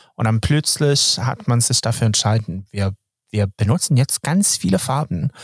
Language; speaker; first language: German; non-native, fluent; Swedish